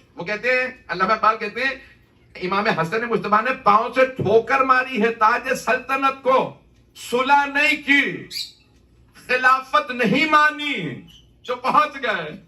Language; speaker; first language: Urdu; native; Urdu